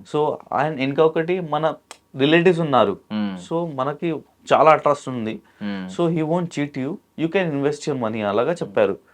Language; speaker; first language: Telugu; non-native, local second language; Hindi